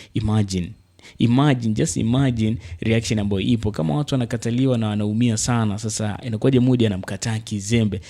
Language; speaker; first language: Swahili; native; Swahili